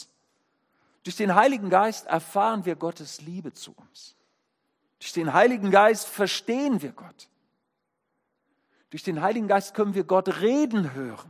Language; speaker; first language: German; native; German